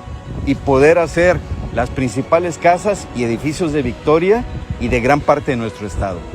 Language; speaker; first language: Spanish; native; Spanish